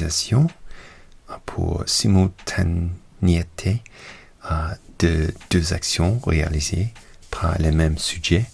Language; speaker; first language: French; non-native, learner; English